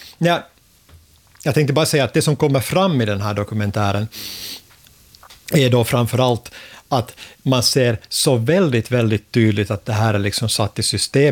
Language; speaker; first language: Swedish; native; Swedish